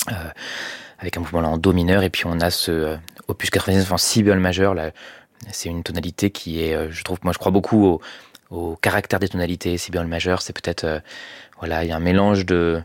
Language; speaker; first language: French; native; French